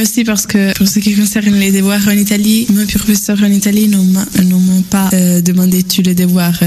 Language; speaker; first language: French; non-native, fluent; Italian